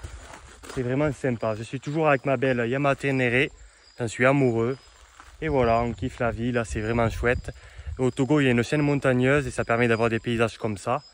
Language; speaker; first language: French; native; French